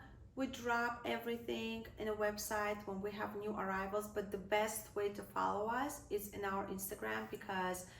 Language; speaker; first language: English; non-native, fluent; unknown